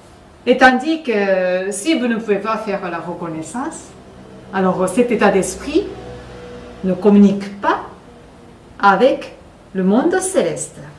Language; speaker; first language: French; non-native, fluent; Japanese